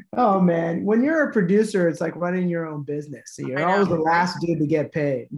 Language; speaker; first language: English; native; English